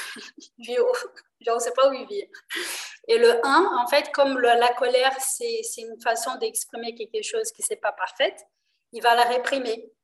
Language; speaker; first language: French; non-native, fluent; Portuguese